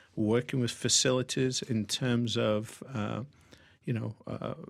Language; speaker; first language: English; native; English